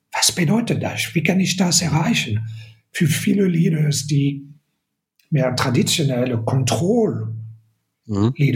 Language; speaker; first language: German; non-native, fluent; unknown